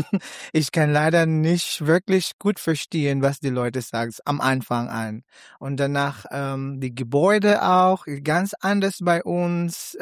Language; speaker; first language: German; non-native, learner; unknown